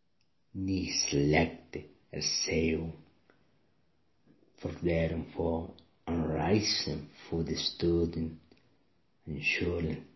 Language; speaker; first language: German; non-native, learner; Spanish